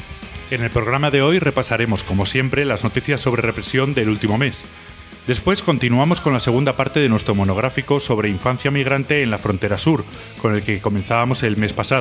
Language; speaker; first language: Spanish; native; Spanish